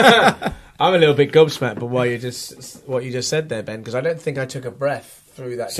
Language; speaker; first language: English; native; English